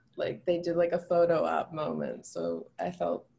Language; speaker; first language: English; early bilingual, other home language; Albanian